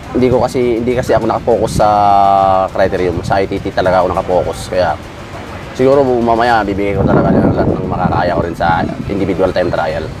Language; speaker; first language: Filipino; non-native, local second language; Iloko